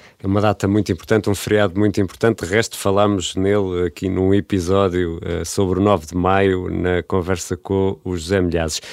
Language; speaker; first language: Portuguese; native; Portuguese